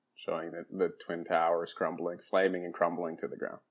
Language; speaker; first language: English; native; English